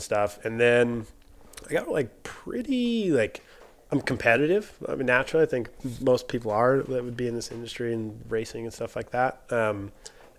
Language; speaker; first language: English; native; English